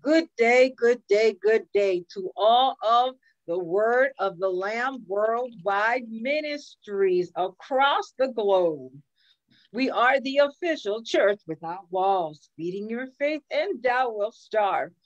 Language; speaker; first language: English; native; English